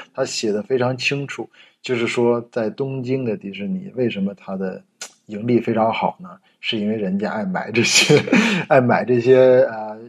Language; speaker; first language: Chinese; native; Chinese